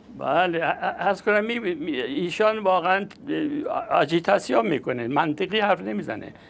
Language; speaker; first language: Persian; non-native, local second language; Azerbaijani